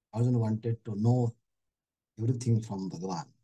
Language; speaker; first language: English; non-native, local second language; Marathi